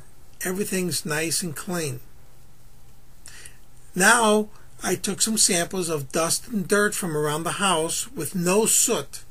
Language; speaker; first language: English; native; English